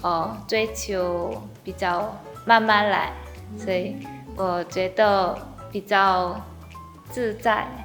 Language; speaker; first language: Chinese; non-native, learner; Korean